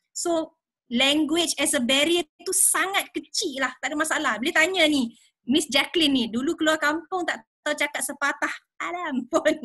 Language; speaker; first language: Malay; non-native, local second language; English